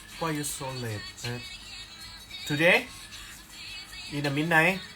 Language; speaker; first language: English; non-native, learner; Thai